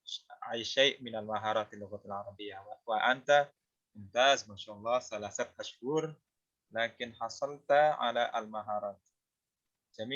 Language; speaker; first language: Arabic; non-native, fluent; Indonesian